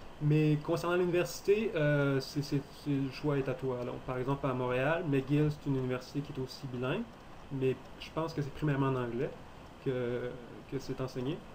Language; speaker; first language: French; native; French